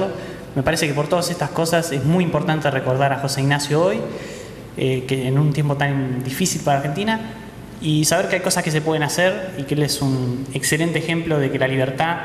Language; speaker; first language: Spanish; native; Spanish